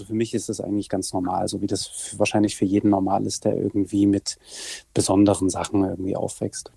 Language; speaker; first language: German; native; German